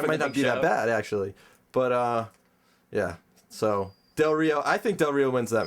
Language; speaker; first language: English; native; English